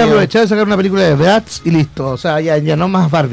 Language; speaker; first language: Spanish; native; Spanish